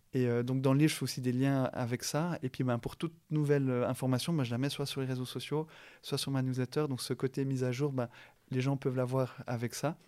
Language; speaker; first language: French; native; French